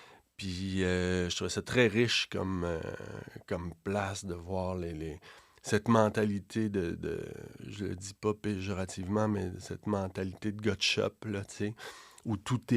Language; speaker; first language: French; native; French